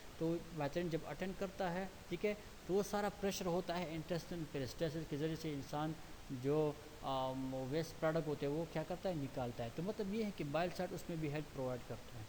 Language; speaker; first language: Urdu; non-native, local second language; Pashto